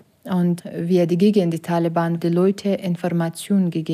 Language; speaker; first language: German; non-native, learner; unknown